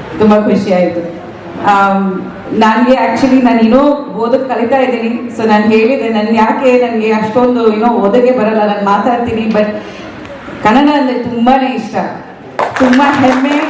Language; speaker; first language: Kannada; non-native, fluent; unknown